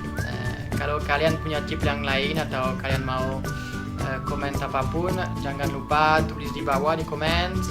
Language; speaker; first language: Indonesian; non-native, fluent; French